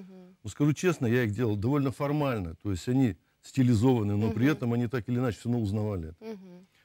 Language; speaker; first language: Russian; native; Russian